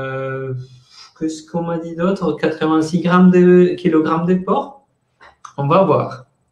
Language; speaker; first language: French; non-native, fluent; Spanish